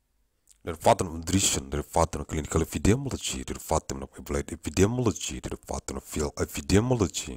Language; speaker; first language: English; non-native, learner; Indonesian